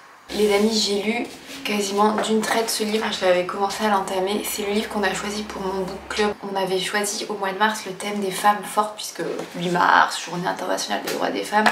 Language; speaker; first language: French; native; French